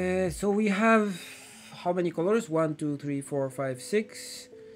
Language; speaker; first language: English; non-native, fluent; Polish